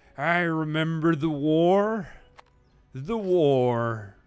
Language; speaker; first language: English; native; English